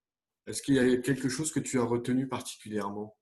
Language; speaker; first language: French; native; French